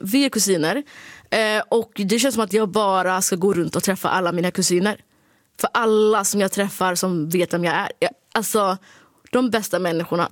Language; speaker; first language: Swedish; early bilingual, other home language; Somali